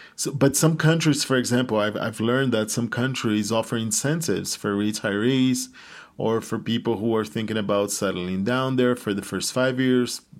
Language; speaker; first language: English; non-native, fluent; Portuguese